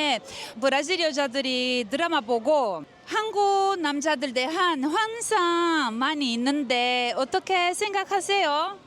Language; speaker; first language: Korean; non-native, learner; Portuguese